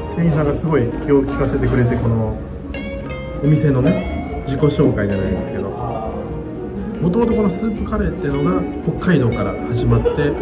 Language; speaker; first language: Japanese; native; Japanese